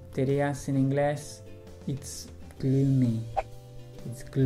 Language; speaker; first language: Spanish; non-native, fluent; English